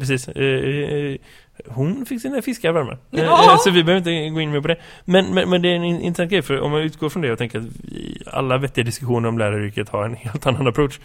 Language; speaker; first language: Swedish; native; Swedish